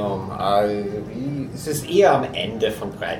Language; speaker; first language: German; non-native, fluent; English